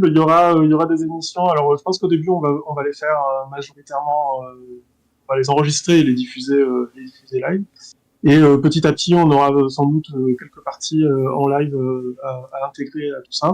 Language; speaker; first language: French; native; French